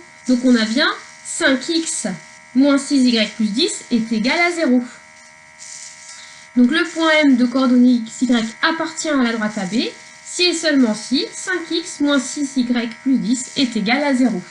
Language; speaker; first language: French; native; French